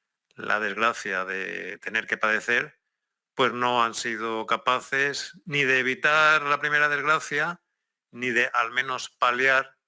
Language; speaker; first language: Spanish; native; Spanish